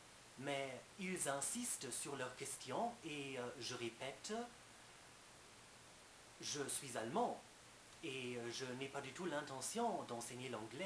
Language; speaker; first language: French; non-native, fluent; German